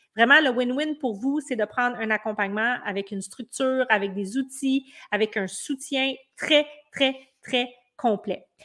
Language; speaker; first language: French; native; French